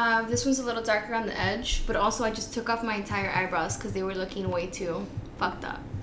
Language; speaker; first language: English; early bilingual, other home language; Spanish